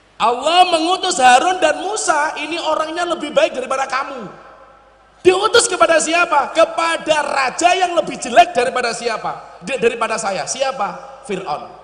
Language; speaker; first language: Indonesian; non-native, local second language; Javanese